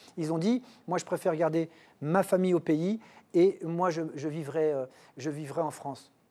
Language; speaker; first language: French; native; French